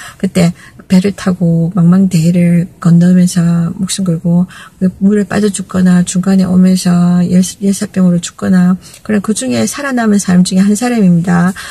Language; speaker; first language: Korean; native; Korean